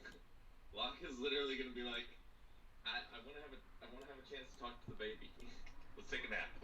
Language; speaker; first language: English; native; English